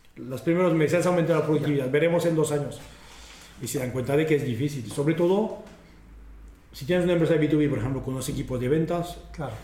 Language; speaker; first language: Spanish; non-native, fluent; French